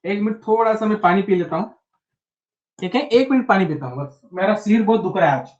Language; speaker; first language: Hindi; non-native, local second language; Marathi